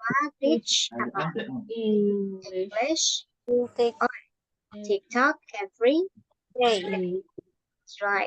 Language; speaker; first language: English; non-native, fluent; Indonesian